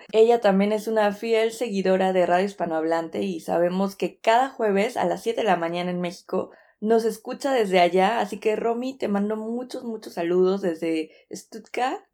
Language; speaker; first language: Spanish; native; Spanish